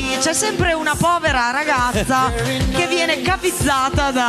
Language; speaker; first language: Italian; native; Italian